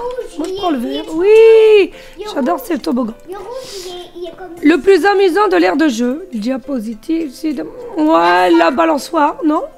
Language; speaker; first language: French; native; French